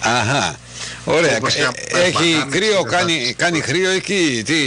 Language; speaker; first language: Greek; native; Greek